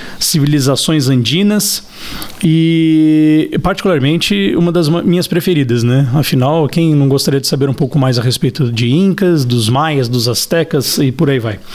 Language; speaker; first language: Portuguese; native; Portuguese